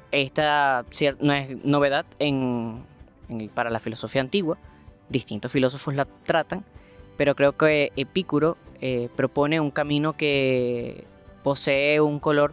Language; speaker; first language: Spanish; native; Spanish